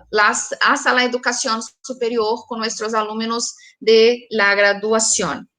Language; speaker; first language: Spanish; non-native, fluent; Portuguese